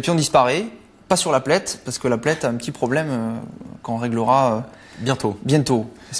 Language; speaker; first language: French; native; French